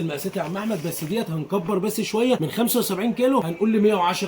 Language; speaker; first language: Arabic; native; Arabic